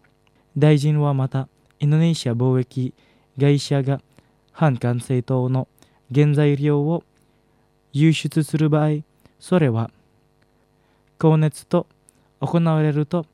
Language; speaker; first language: Japanese; non-native, fluent; Indonesian